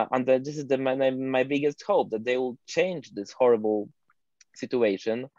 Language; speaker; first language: English; non-native, fluent; Polish